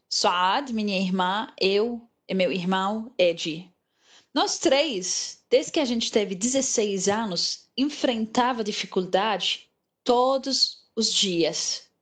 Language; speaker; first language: Portuguese; non-native, fluent; Arabic